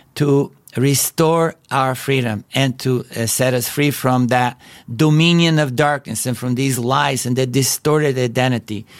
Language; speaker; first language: English; non-native, fluent; Bulgarian